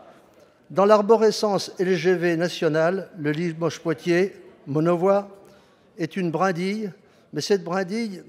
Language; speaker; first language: French; native; French